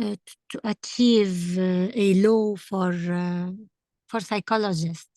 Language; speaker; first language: English; non-native, fluent; Arabic